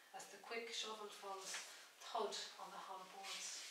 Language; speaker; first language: English; native; English